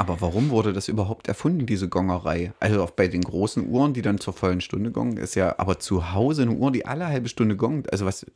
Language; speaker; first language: German; native; German